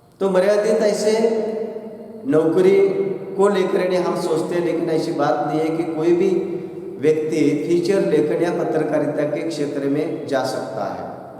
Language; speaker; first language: Hindi; non-native, local second language; Marathi